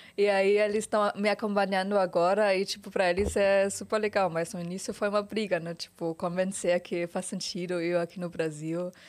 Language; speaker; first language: Portuguese; non-native, fluent; German